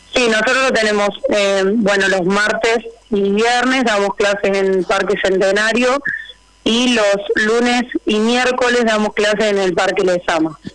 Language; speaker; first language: Spanish; native; Spanish